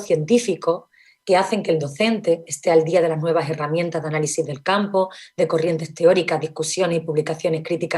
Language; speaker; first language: Spanish; native; Spanish